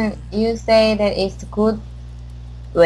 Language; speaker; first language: English; non-native, learner; Korean